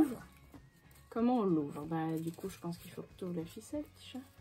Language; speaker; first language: French; native; French